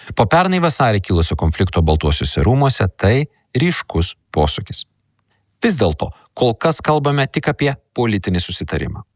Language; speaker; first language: Lithuanian; native; Lithuanian